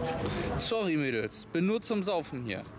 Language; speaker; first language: German; native; German